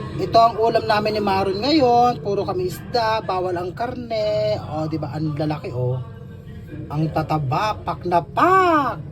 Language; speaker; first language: Filipino; non-native, local second language; Iloko